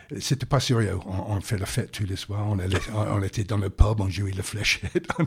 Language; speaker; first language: French; non-native, fluent; English